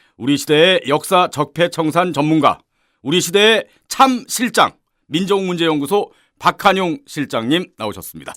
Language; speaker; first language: Korean; native; Korean